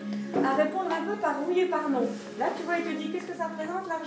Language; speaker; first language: French; native; French